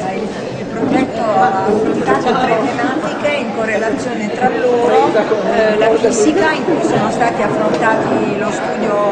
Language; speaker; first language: Italian; native; Italian